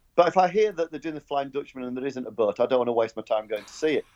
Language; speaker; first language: English; native; English